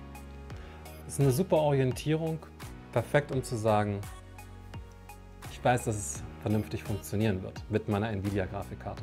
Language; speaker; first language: German; native; German